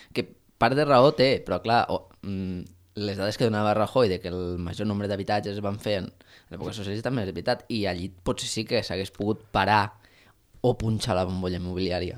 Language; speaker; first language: Catalan; native; Catalan